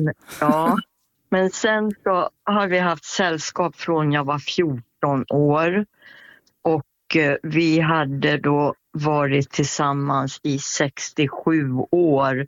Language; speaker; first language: Swedish; native; Swedish